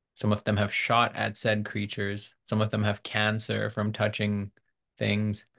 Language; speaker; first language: English; non-native, local second language; Urdu